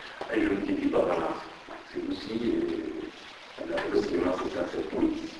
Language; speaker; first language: French; non-native, fluent; Persian